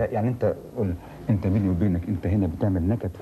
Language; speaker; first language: Arabic; native; Arabic